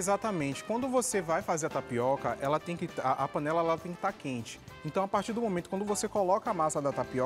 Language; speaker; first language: Portuguese; native; Portuguese